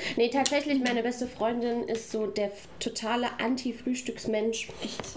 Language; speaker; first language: German; native; German